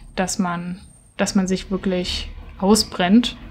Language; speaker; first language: German; native; German